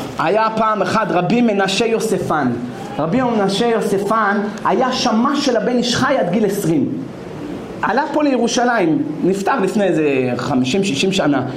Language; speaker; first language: Hebrew; native; Hebrew